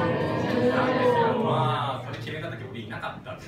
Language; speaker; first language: Japanese; native; Japanese